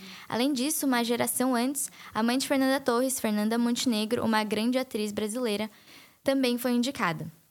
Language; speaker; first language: Portuguese; native; Portuguese